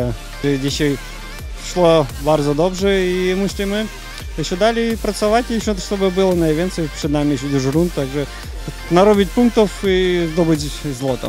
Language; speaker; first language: Polish; non-native, learner; Russian